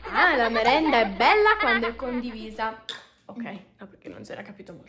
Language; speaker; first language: Italian; native; Italian